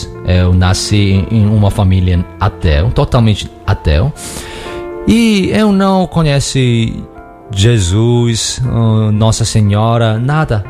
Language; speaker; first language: Portuguese; non-native, learner; Korean